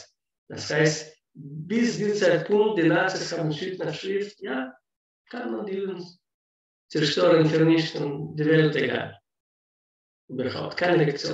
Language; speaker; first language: German; non-native, fluent; Russian